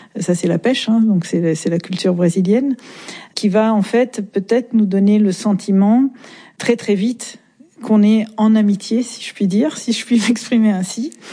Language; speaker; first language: French; native; French